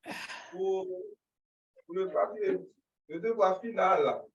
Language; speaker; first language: French; non-native, local second language; Haitian Creole